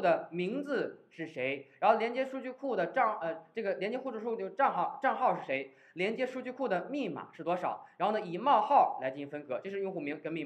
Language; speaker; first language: Chinese; native; Chinese